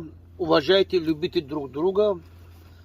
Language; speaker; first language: Russian; non-native, learner; Tajik